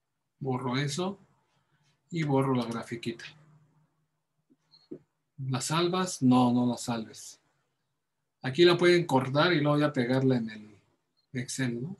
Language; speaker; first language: Spanish; native; Spanish